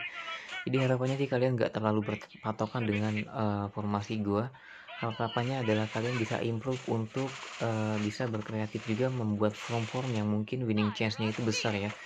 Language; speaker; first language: Indonesian; native; Indonesian